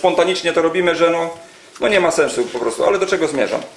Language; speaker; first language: Polish; native; Polish